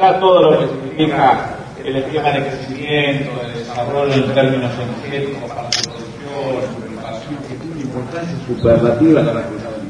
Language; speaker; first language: Spanish; native; Spanish